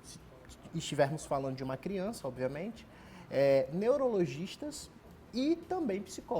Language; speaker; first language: Portuguese; native; Portuguese